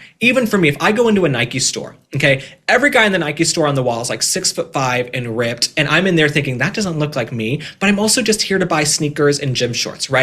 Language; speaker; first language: English; native; English